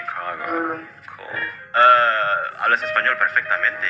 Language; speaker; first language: Spanish; non-native, learner; Indonesian